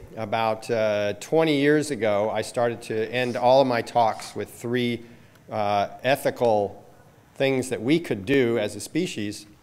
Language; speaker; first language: English; native; English